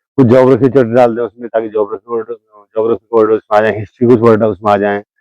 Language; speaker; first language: Hindi; native; Hindi